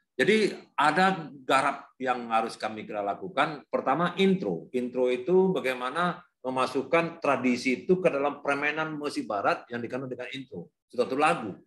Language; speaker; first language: Indonesian; native; Indonesian